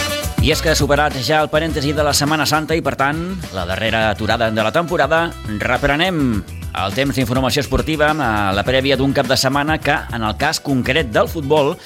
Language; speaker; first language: Catalan; native; Catalan